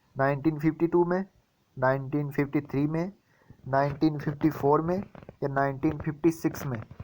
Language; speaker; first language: Hindi; native; Hindi